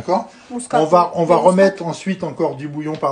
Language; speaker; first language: French; native; French